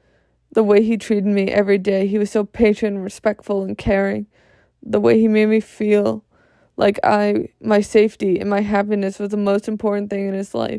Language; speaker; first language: English; native; English